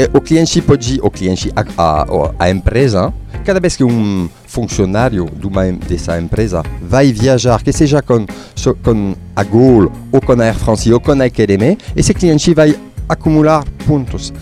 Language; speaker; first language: Portuguese; non-native, fluent; French